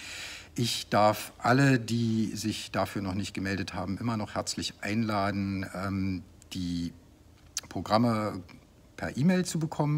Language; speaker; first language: German; native; German